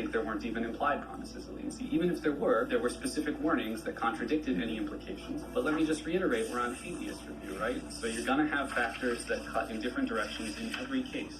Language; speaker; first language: English; native; English